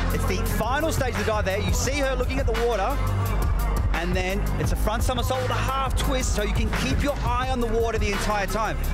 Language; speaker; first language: English; native; English